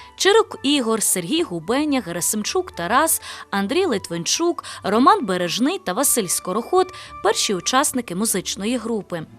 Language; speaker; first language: Ukrainian; native; Ukrainian